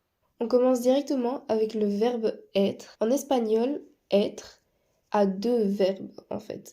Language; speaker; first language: French; non-native, fluent; Spanish